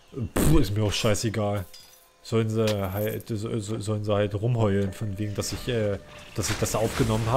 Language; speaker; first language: German; native; German